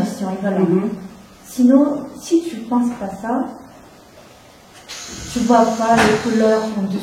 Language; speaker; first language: French; non-native, fluent; Korean